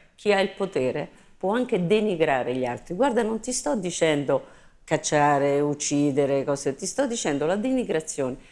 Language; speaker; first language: Italian; native; Italian